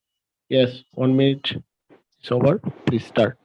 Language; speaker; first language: English; non-native, learner; Bangla